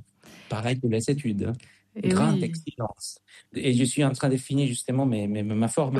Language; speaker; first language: French; non-native, fluent; Spanish